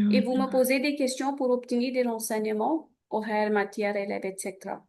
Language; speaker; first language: French; non-native, fluent; Hindi